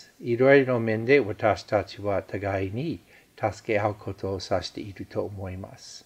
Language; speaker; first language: Japanese; non-native, fluent; English